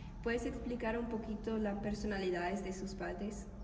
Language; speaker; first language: Spanish; non-native, learner; English